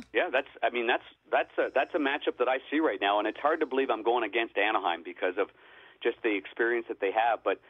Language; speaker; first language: English; native; English